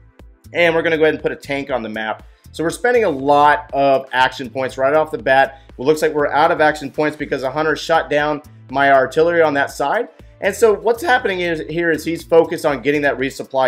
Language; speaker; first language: English; native; English